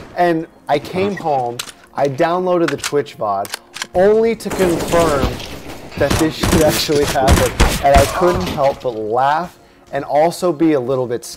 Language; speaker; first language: English; native; English